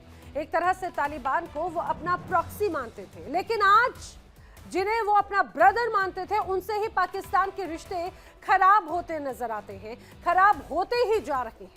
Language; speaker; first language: Hindi; native; Hindi